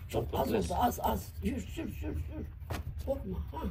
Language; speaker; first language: Turkish; native; Turkish